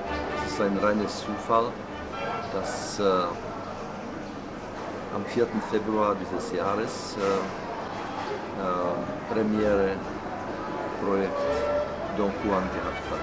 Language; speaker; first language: German; non-native, fluent; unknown